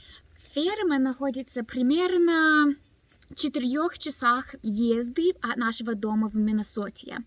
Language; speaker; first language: Russian; non-native, learner; English